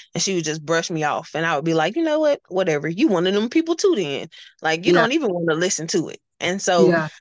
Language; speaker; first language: English; native; English